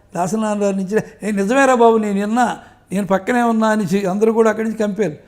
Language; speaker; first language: Telugu; native; Telugu